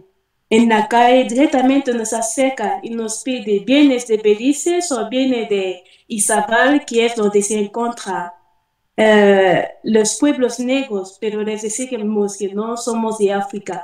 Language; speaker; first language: Spanish; non-native, fluent; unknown